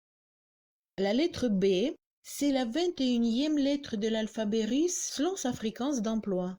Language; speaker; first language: French; non-native, fluent; Russian